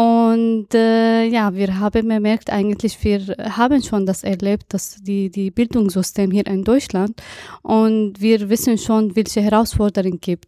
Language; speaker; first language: German; non-native, fluent; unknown